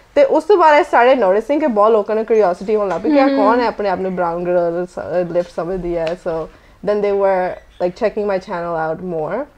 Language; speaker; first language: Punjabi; early bilingual, heritage; Punjabi